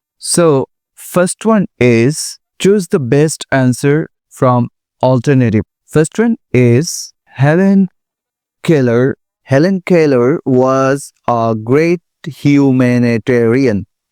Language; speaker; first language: English; non-native, local second language; Bangla